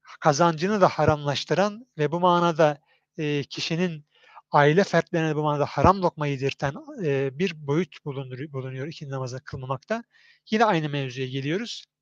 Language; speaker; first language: Turkish; native; Turkish